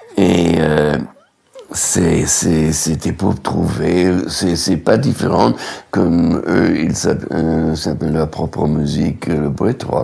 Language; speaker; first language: French; non-native, fluent; German